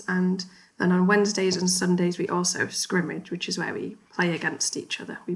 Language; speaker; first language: English; native; English